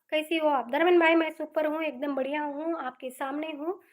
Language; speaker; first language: Hindi; non-native, local second language; Marathi